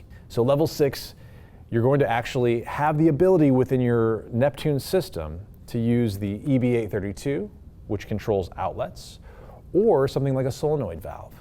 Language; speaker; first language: English; native; English